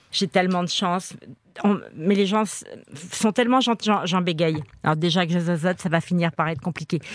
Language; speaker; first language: French; native; French